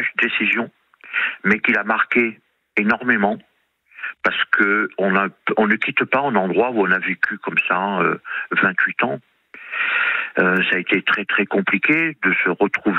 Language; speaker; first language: French; native; French